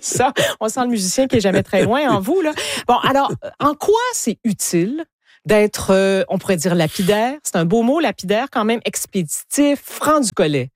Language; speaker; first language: French; native; French